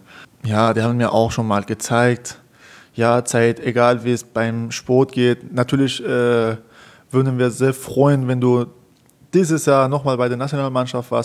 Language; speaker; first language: German; non-native, fluent; Persian